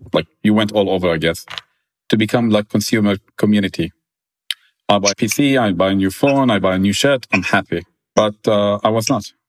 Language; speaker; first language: English; non-native, fluent; Arabic